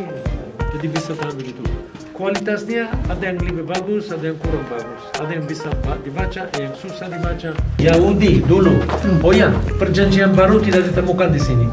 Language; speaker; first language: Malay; non-native, fluent; Hebrew